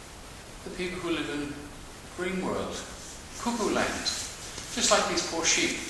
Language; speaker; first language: English; native; English